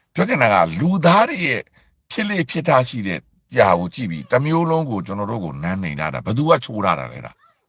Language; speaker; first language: Burmese; native; Burmese